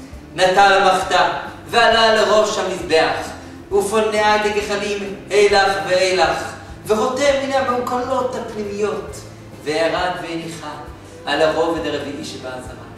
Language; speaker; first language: Hebrew; native; Hebrew